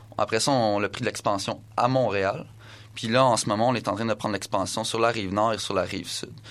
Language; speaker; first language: French; native; French